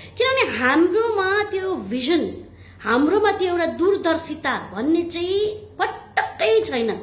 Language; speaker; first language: Nepali; native; Nepali